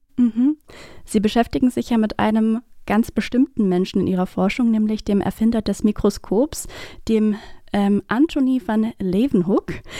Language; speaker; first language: German; native; German